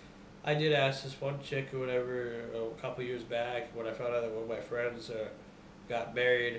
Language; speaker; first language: English; native; English